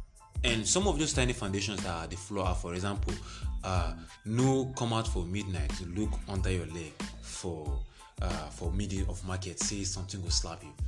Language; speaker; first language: English; non-native, local second language; Igbo